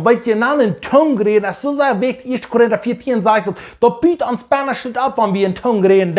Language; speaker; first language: German; non-native, learner; English